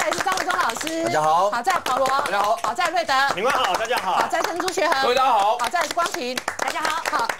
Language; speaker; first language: Chinese; native; Chinese